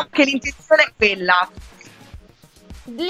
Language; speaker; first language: Italian; native; Italian